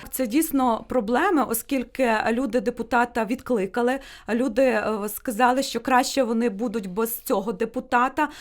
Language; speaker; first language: Ukrainian; native; Ukrainian